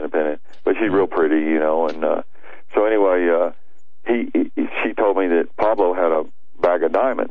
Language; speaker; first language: English; native; English